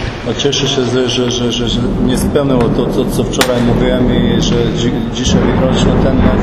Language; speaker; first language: Polish; non-native, fluent; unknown